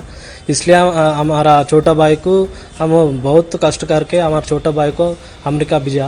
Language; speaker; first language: Hindi; non-native, local second language; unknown